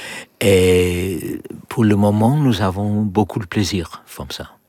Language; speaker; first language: French; non-native, learner; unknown